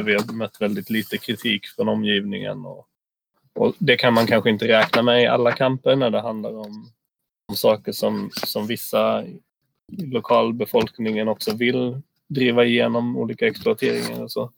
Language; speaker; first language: Swedish; native; Swedish